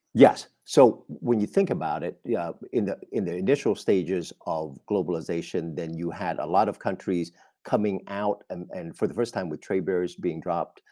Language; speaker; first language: English; non-native, fluent; Vietnamese